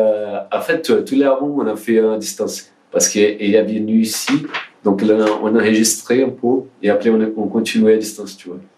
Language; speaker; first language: French; non-native, learner; Portuguese